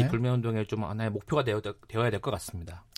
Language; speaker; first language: Korean; native; Korean